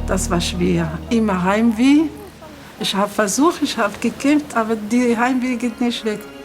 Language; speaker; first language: German; non-native, learner; Arabic